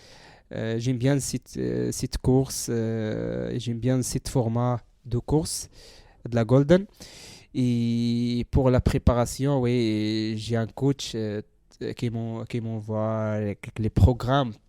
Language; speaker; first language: French; non-native, learner; Central Atlas Tamazight